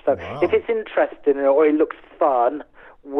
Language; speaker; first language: English; native; English